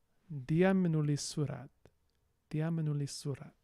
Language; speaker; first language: Indonesian; non-native, learner; English